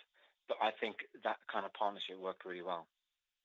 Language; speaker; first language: English; native; English